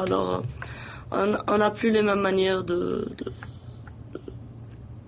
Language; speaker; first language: French; non-native, local second language; Arabic